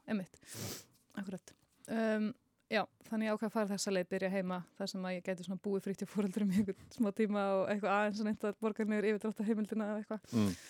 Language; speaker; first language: Icelandic; early bilingual, heritage; Icelandic